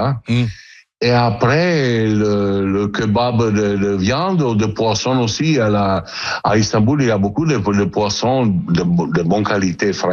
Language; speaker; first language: French; non-native, fluent; Italian